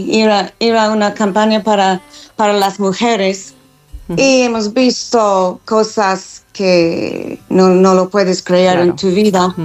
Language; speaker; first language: Spanish; non-native, fluent; English